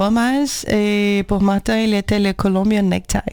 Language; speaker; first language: French; non-native, learner; Portuguese